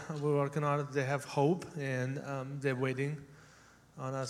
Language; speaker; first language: English; non-native, fluent; Uzbek